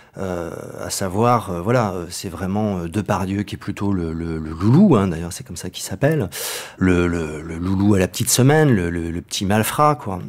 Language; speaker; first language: French; native; French